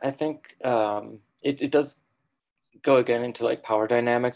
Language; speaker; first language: English; native; English